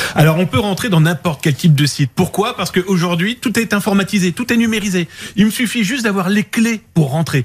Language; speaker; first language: French; native; French